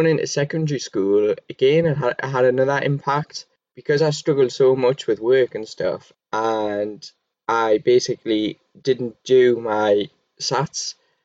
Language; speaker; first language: English; native; English